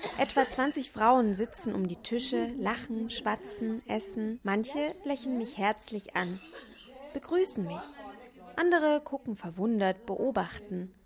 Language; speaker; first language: German; native; German